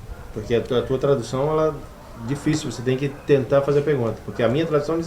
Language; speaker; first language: Portuguese; native; Portuguese